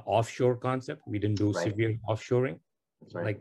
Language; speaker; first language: English; non-native, local second language; Tamil